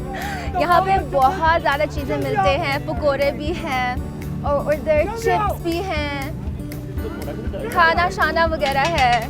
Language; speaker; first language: Hindi; non-native, fluent; Chinese